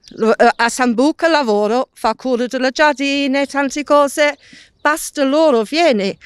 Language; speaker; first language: Italian; non-native, learner; English